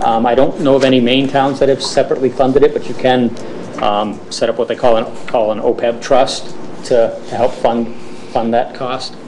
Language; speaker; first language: English; native; English